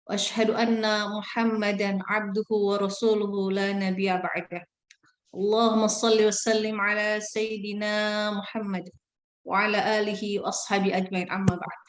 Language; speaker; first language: Arabic; non-native, fluent; Indonesian